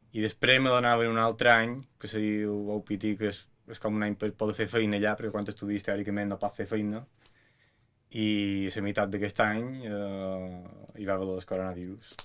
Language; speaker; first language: Catalan; native; Catalan